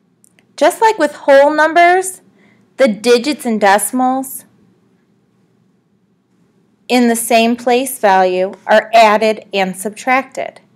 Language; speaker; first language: English; native; English